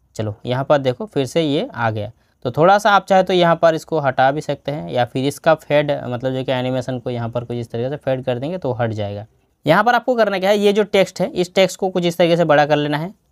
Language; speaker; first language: Hindi; non-native, local second language; Bangla